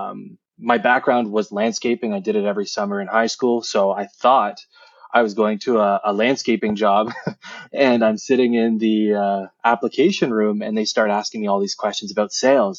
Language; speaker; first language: English; native; English